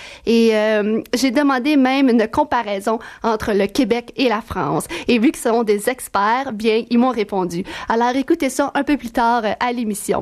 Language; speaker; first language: French; native; French